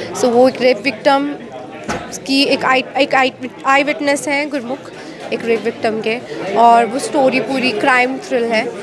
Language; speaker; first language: Hindi; native; Hindi